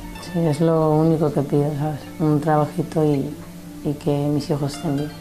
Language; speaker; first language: Spanish; early bilingual, other home language; Arabic